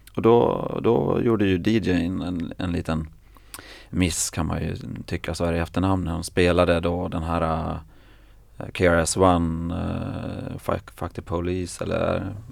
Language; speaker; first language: Swedish; native; Swedish